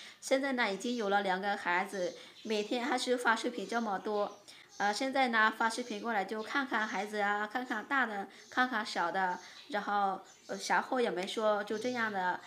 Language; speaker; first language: Chinese; non-native, fluent; Lao